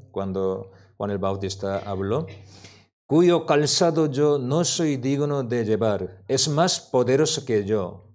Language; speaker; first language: Spanish; non-native, learner; Korean